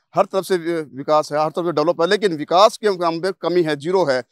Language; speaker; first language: Hindi; native; Hindi